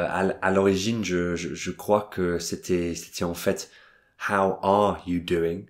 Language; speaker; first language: French; non-native, fluent; English